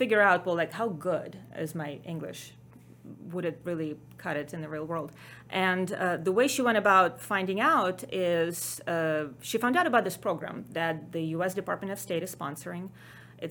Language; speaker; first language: English; non-native, fluent; Ukrainian